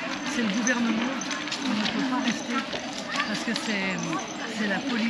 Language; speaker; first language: French; native; French